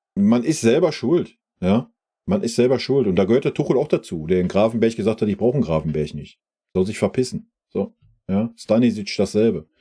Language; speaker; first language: German; native; German